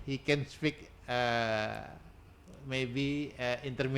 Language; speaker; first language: English; non-native, learner; Indonesian